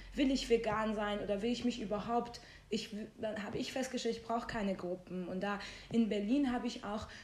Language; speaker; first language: German; non-native, fluent; Persian